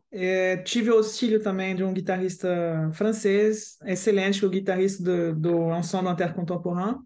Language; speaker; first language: Portuguese; non-native, fluent; French